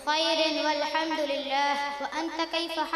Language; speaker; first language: Arabic; non-native, learner; Urdu